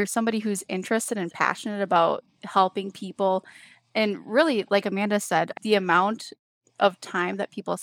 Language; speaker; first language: English; native; English